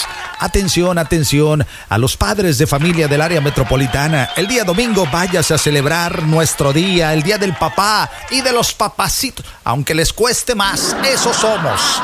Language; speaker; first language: Spanish; native; Spanish